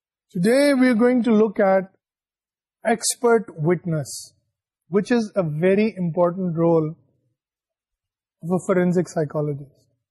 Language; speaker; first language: English; non-native, local second language; Urdu